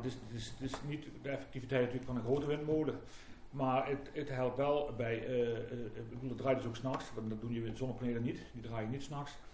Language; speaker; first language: Dutch; native; Dutch